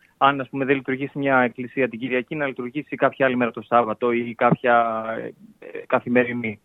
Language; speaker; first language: Greek; native; Greek